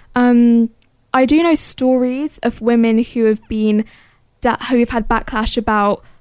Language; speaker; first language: English; early bilingual, other home language; Arabic